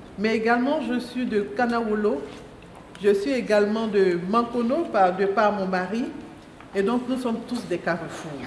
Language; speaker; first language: French; non-native, local second language; Mandingo